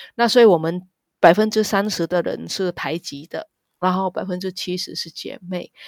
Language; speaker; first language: Chinese; non-native, fluent; Vietnamese